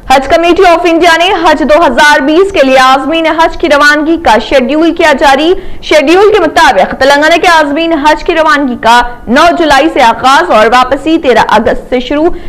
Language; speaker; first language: Urdu; native; Urdu